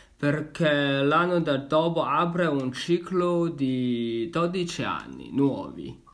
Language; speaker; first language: Italian; non-native, learner; Chinese